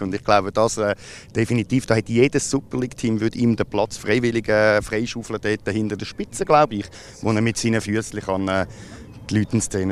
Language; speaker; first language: German; native; German